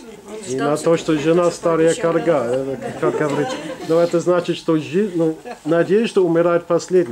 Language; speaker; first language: Russian; non-native, fluent; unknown